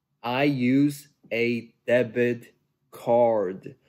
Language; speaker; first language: English; non-native, fluent; Chinese